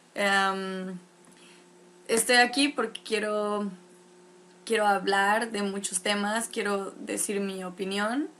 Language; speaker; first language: Spanish; native; Spanish